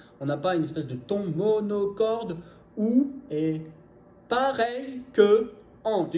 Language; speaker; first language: French; native; French